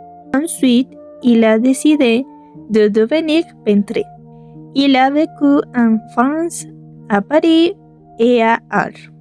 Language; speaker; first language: French; non-native, learner; Spanish